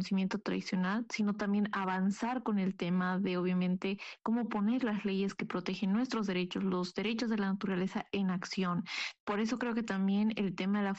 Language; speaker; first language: Spanish; non-native, local second language; Aymara